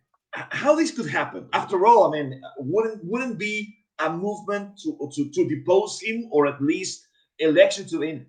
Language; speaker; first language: English; non-native, fluent; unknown